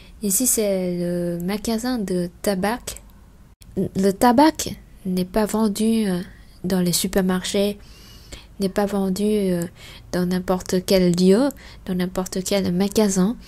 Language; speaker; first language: French; non-native, fluent; Vietnamese